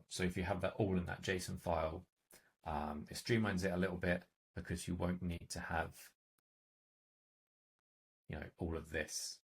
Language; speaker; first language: English; native; English